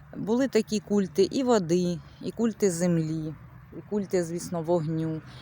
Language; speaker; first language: Ukrainian; non-native, local second language; Russian